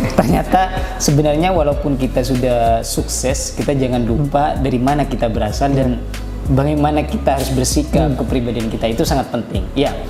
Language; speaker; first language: Indonesian; native; Indonesian